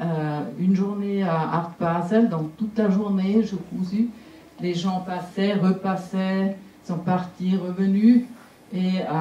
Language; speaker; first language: French; non-native, local second language; German